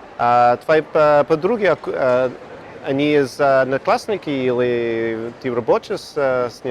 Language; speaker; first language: Russian; non-native, learner; English